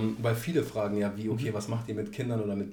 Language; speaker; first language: German; native; German